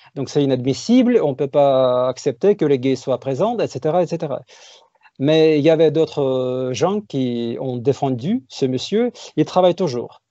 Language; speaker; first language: French; non-native, fluent; Russian